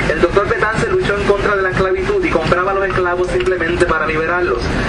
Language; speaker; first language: Spanish; native; Spanish